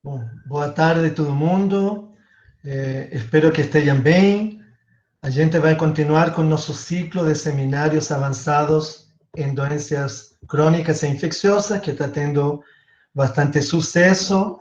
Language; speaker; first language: Portuguese; non-native, fluent; Spanish